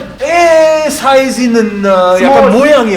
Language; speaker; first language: Korean; early bilingual, heritage; Korean